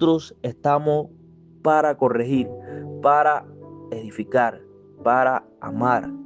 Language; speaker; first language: Spanish; native; Spanish